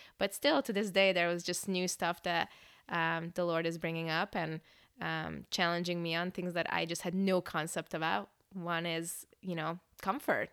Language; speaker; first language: English; early bilingual, other home language; Hungarian